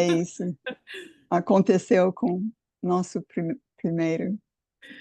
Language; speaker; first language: Portuguese; non-native, fluent; English